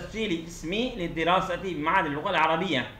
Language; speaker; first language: Arabic; non-native, fluent; Turkish